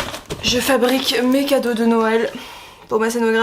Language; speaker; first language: French; native; French